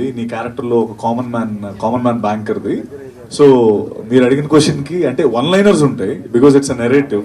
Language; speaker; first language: Telugu; native; Telugu